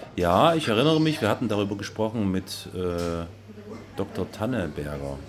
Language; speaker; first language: German; native; German